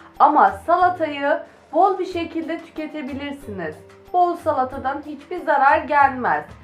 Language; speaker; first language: Turkish; native; Turkish